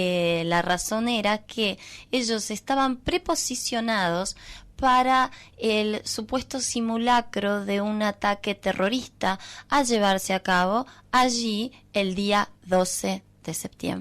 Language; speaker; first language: Spanish; native; Spanish